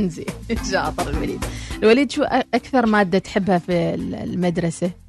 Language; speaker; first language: Arabic; native; Arabic